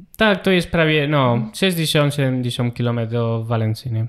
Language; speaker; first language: Polish; non-native, learner; Spanish